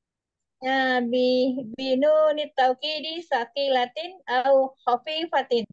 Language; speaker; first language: Arabic; non-native, learner; Indonesian